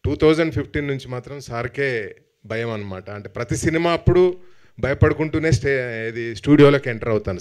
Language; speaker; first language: Telugu; native; Telugu